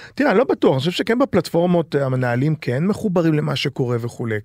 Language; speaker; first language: Hebrew; early bilingual, other home language; Arabic